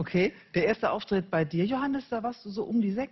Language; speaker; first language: German; native; German